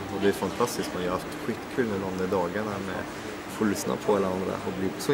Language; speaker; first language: Swedish; non-native, fluent; French